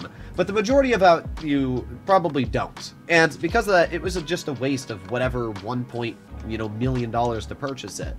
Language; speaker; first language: English; native; English